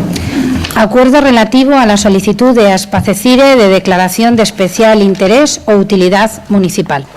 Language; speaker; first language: Spanish; native; Spanish